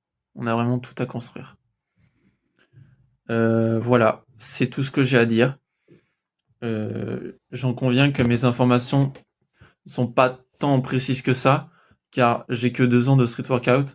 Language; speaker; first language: French; native; French